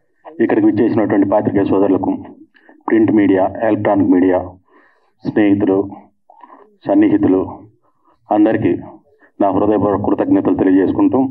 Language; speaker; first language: Telugu; native; Telugu